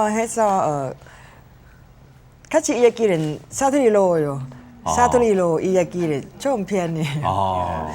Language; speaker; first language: Korean; non-native, learner; Thai